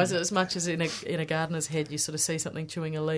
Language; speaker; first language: English; native; English